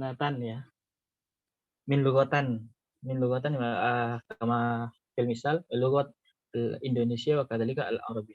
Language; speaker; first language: Arabic; non-native, learner; Indonesian